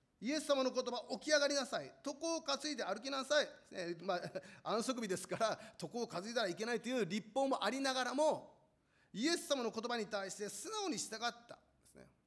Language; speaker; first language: Japanese; non-native, fluent; Korean